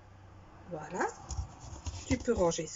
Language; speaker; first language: French; native; French